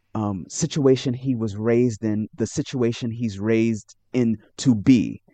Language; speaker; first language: English; native; English